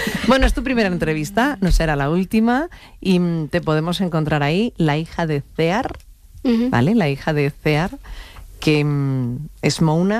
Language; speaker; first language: Spanish; native; Spanish